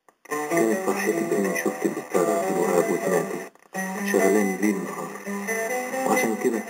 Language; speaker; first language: Arabic; native; Arabic